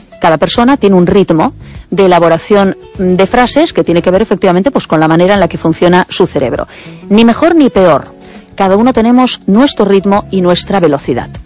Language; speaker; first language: Spanish; native; Spanish